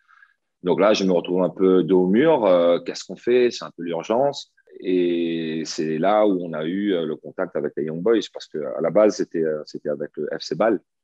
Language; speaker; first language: French; native; French